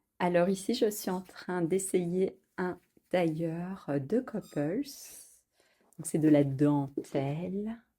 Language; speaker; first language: French; native; French